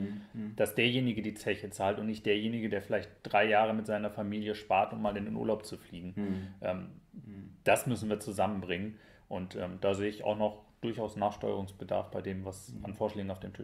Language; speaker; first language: German; native; German